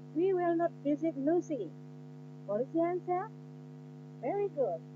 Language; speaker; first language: English; non-native, fluent; Indonesian